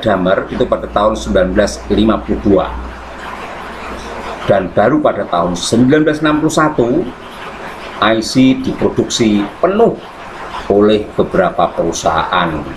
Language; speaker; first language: Indonesian; native; Indonesian